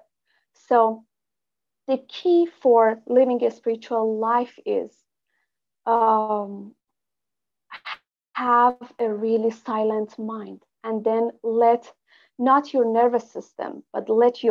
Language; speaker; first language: English; non-native, fluent; Persian